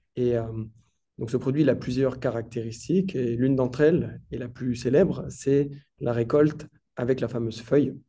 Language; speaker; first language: French; native; French